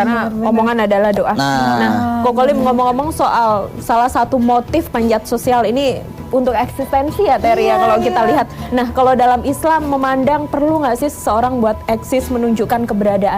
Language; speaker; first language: Indonesian; native; Indonesian